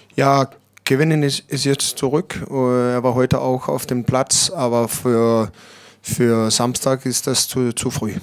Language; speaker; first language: German; non-native, learner; Danish